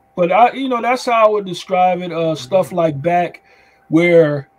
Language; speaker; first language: English; native; English